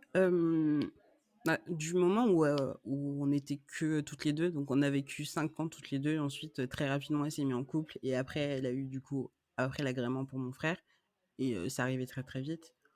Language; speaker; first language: French; native; French